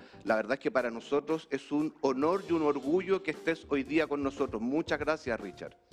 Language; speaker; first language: Spanish; native; Spanish